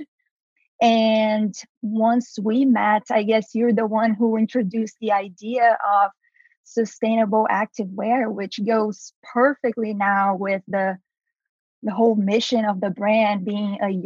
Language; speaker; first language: English; non-native, fluent; Portuguese